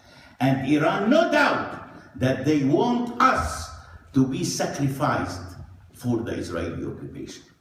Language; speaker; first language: English; non-native, fluent; Arabic